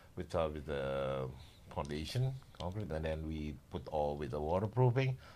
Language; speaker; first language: English; non-native, learner; Indonesian